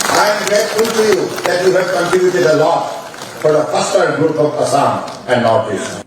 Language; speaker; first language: English; non-native, local second language; Assamese